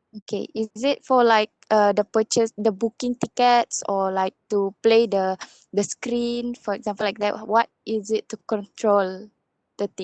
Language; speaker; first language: English; non-native, local second language; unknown